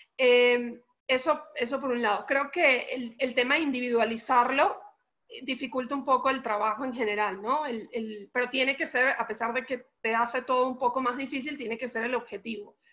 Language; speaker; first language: Spanish; native; Spanish